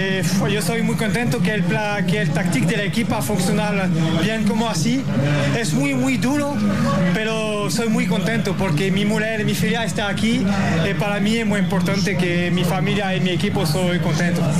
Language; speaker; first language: Portuguese; non-native, learner; Spanish